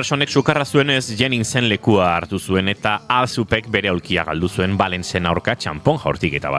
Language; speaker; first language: Basque; native; Basque